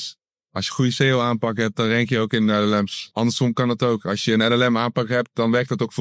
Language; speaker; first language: Dutch; native; Dutch